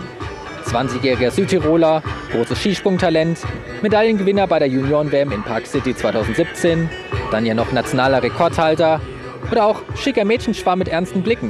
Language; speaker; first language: German; native; German